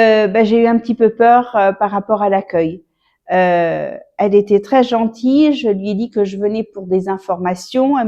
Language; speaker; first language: French; native; French